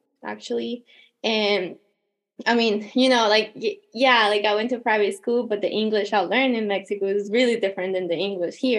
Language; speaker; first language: English; non-native, fluent; Spanish